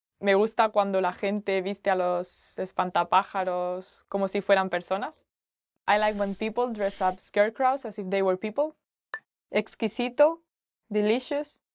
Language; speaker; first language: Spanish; native; Spanish